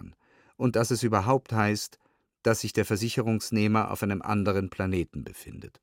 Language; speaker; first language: German; native; German